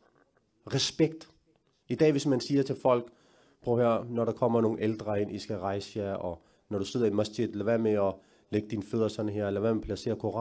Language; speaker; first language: Danish; early bilingual, other home language; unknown